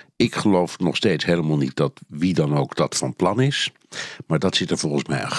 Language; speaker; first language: Dutch; native; Dutch